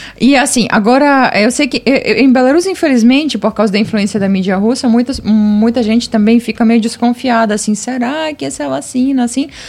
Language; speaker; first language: Portuguese; non-native, fluent; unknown